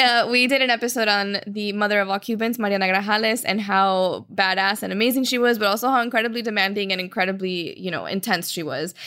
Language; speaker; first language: English; early bilingual, other home language; Spanish